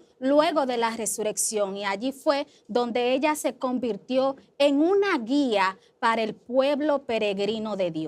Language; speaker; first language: Spanish; native; Spanish